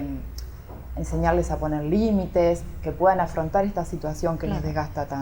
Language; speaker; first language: Spanish; native; Spanish